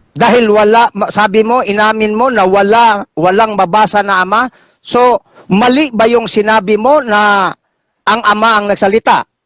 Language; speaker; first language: Filipino; non-native, local second language; Cebuano